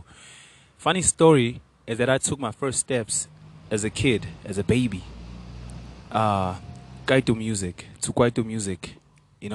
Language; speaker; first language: English; non-native, local second language; Venda